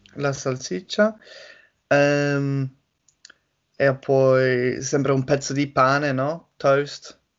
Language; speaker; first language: Italian; non-native, learner; English